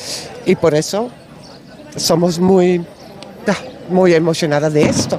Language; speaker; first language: Spanish; non-native, learner; Dutch